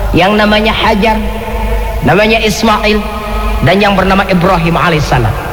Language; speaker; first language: Indonesian; non-native, local second language; Sundanese